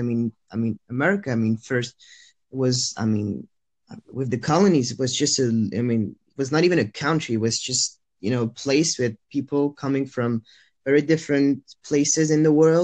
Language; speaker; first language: English; non-native, fluent; French